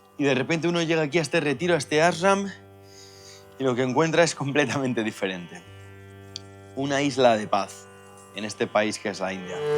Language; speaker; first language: Spanish; native; Spanish